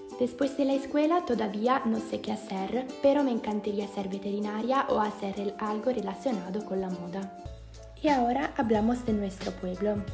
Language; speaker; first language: Spanish; non-native, learner; Italian